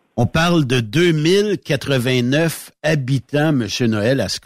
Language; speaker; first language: French; native; French